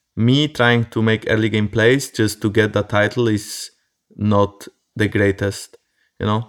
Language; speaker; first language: English; non-native, fluent; Polish